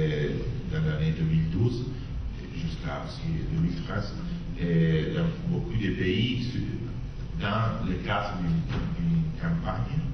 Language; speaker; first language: French; non-native, fluent; Italian